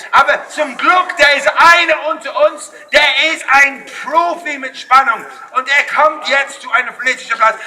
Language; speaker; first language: German; non-native, fluent; English